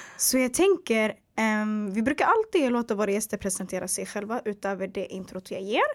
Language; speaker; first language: Swedish; early bilingual, other home language; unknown